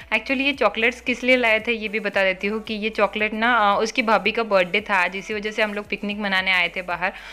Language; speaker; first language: Hindi; non-native, local second language; Marathi